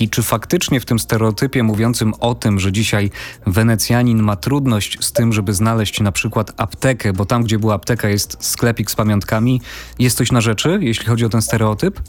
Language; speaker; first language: Polish; native; Polish